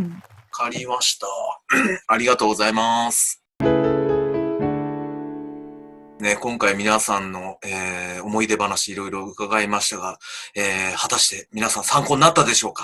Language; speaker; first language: Japanese; native; Japanese